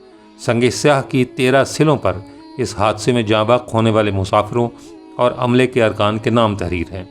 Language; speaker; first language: Urdu; native; Urdu